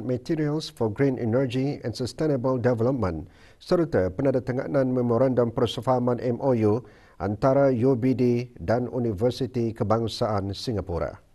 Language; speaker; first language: Malay; native; Malay